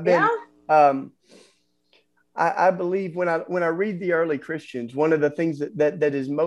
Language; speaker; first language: English; native; English